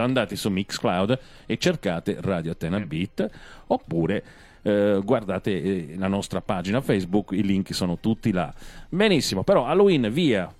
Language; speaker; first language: Italian; non-native, fluent; English